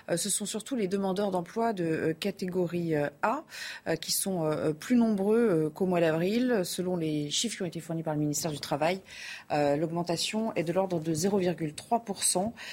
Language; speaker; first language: French; native; French